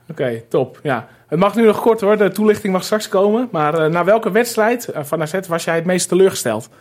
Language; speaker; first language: Dutch; native; Dutch